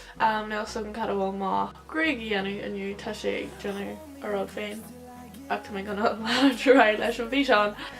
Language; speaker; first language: Irish; non-native, local second language; English